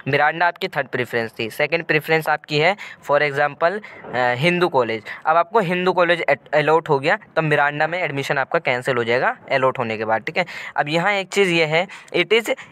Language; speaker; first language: Hindi; native; Hindi